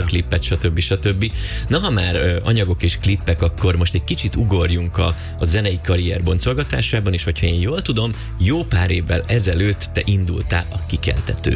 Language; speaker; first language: Hungarian; native; Hungarian